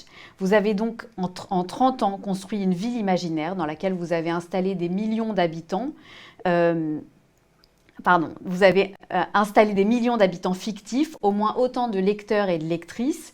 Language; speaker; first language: French; native; French